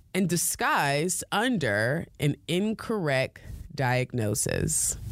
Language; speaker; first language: English; native; English